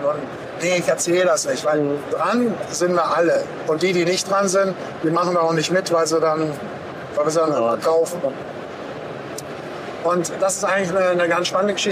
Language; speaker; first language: German; native; German